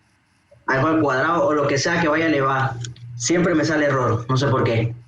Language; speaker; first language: Spanish; native; Spanish